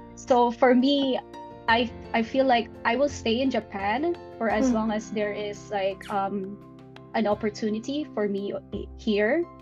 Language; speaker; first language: English; non-native, local second language; Filipino